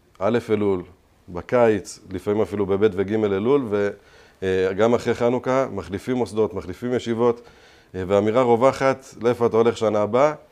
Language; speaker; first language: Hebrew; native; Hebrew